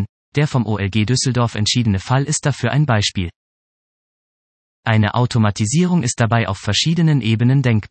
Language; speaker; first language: German; native; German